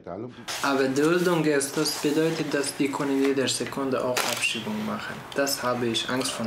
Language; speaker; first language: German; non-native, learner; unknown